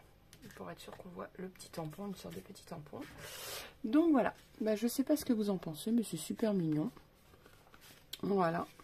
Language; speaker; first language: French; native; French